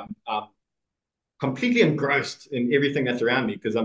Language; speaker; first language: English; native; English